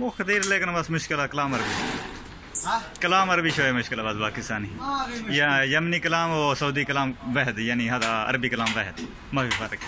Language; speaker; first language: Arabic; non-native, learner; Punjabi